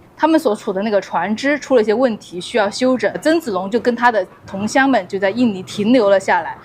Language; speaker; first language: Chinese; native; Chinese